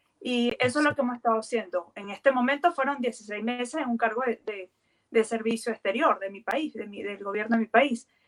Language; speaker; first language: Spanish; native; Spanish